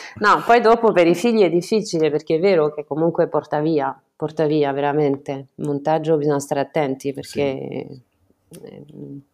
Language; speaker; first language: Italian; non-native, fluent; French